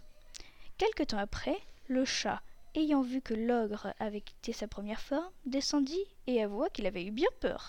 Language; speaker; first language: French; native; French